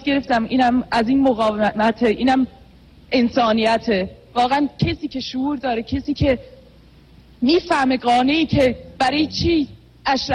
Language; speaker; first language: Persian; non-native, fluent; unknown